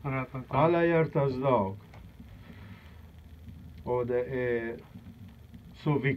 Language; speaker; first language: Swedish; non-native, fluent; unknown